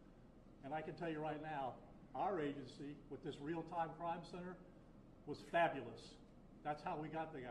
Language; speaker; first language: English; native; English